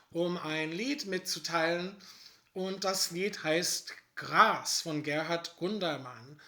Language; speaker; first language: German; non-native, fluent; English